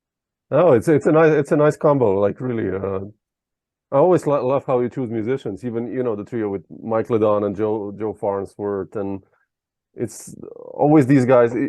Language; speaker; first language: English; non-native, fluent; Slovenian